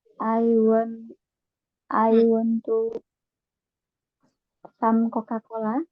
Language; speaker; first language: English; non-native, learner; Indonesian